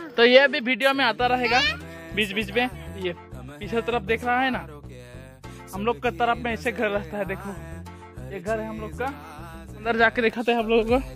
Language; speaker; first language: Hindi; non-native, local second language; Assamese